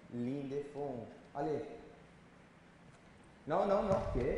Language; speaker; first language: French; non-native, learner; Spanish